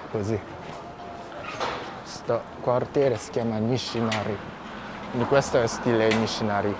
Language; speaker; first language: Italian; non-native, fluent; Japanese